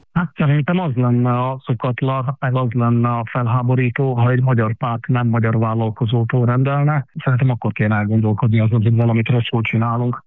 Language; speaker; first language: Hungarian; native; Hungarian